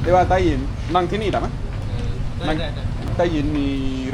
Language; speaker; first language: Thai; non-native, learner; English